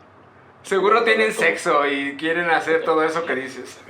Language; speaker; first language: Spanish; native; Spanish